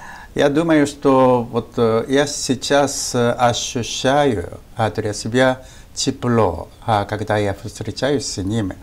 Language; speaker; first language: Russian; non-native, fluent; Japanese